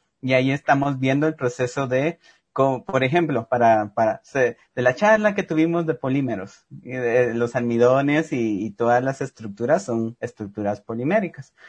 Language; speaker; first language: Spanish; native; Spanish